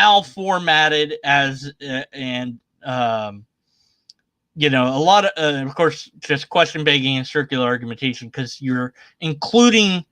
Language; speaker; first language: English; native; English